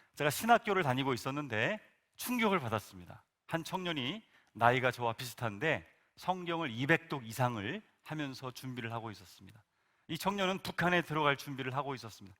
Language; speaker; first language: Korean; native; Korean